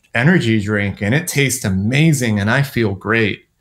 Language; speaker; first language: English; native; English